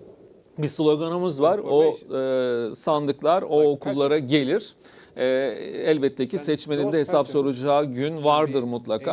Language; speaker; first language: Turkish; native; Turkish